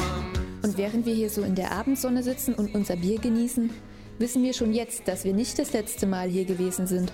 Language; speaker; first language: German; native; German